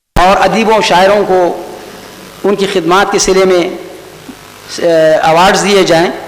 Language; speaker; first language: Urdu; non-native, local second language; Brahui